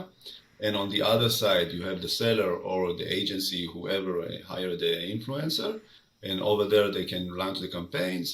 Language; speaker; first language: English; non-native, fluent; Hebrew